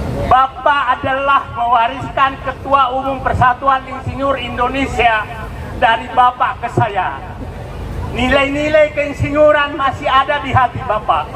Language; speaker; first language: Indonesian; native; Indonesian